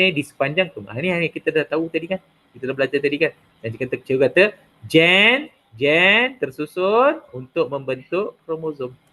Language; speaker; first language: Malay; non-native, local second language; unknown